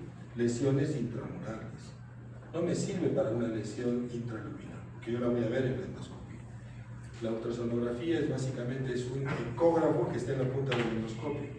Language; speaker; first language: Spanish; native; Spanish